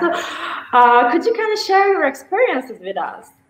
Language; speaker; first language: English; non-native, fluent; Turkish